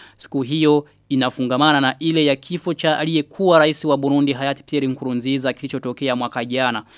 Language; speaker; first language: Swahili; non-native, local second language; Rundi